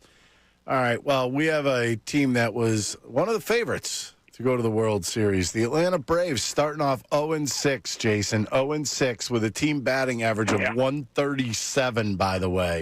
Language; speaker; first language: English; native; English